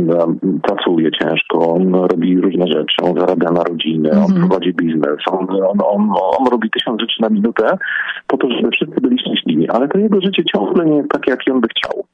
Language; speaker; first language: Polish; native; Polish